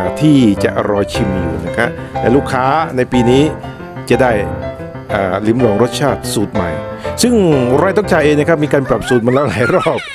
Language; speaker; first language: Thai; native; Thai